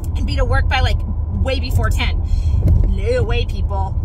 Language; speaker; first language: English; native; English